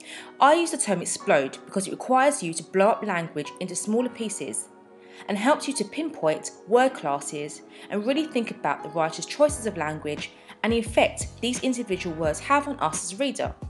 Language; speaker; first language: English; native; English